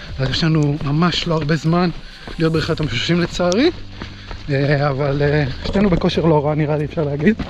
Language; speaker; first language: Hebrew; native; Hebrew